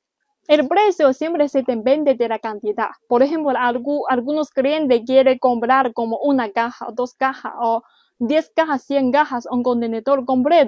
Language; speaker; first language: Spanish; non-native, learner; Chinese